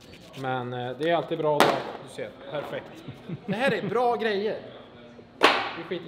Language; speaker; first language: Swedish; native; Swedish